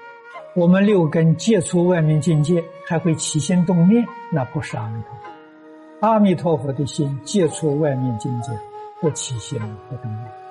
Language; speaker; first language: Chinese; native; Chinese